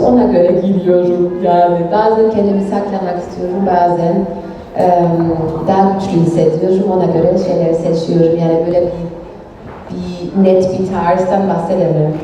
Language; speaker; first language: Turkish; early bilingual, heritage; Turkish